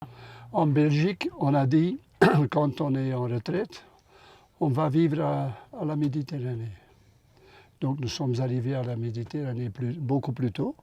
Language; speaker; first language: French; non-native, local second language; Dutch